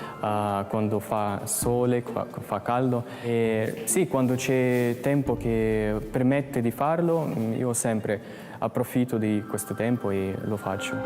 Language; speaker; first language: Italian; non-native, fluent; Russian